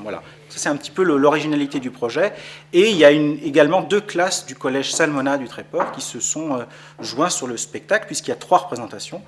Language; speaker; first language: French; native; French